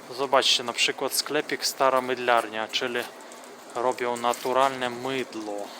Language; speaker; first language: Polish; non-native, fluent; Russian